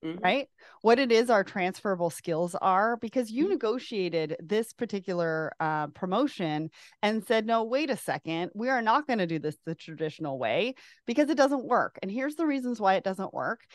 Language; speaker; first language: English; native; English